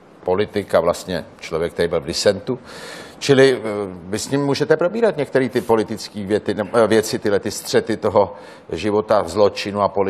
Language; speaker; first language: Czech; native; Czech